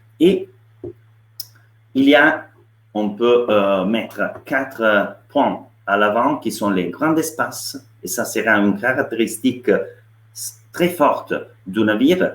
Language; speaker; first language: French; non-native, fluent; Italian